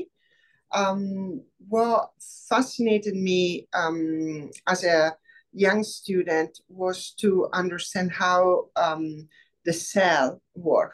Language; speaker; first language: English; non-native, fluent; Italian